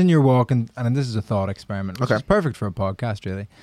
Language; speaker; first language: English; native; English